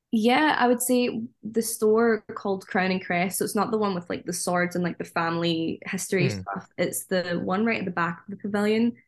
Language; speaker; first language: English; native; English